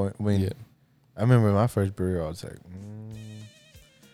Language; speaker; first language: English; native; English